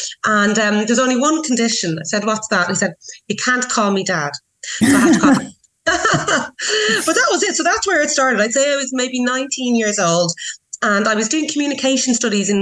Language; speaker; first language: English; native; English